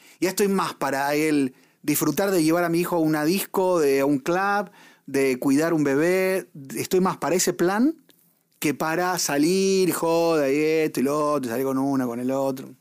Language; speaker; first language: Spanish; native; Spanish